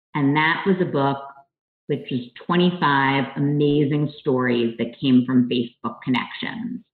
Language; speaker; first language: English; native; English